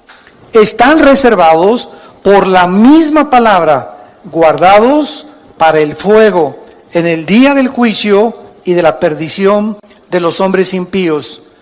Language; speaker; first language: Spanish; native; Spanish